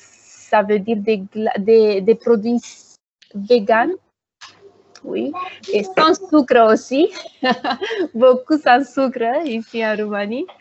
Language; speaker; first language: French; non-native, fluent; Romanian